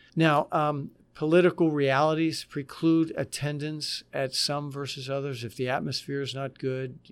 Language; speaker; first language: English; native; English